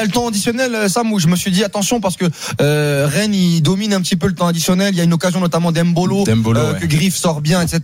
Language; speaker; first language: French; native; French